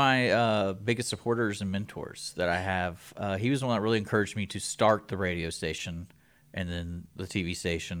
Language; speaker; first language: English; native; English